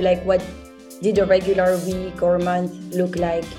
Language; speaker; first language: English; non-native, fluent; French